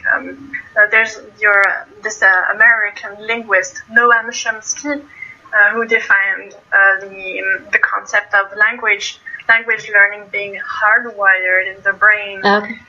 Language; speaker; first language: English; non-native, fluent; French